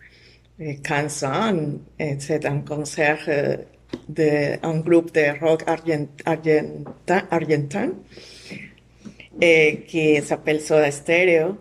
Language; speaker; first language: French; non-native, learner; Spanish